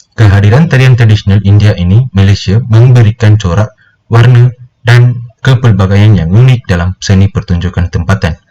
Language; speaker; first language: Malay; non-native, local second language; Tamil